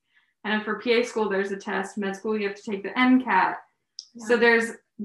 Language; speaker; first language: English; native; English